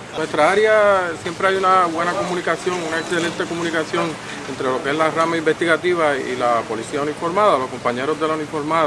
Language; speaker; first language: Spanish; native; Spanish